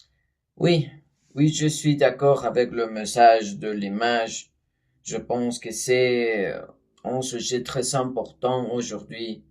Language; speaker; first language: French; non-native, learner; Spanish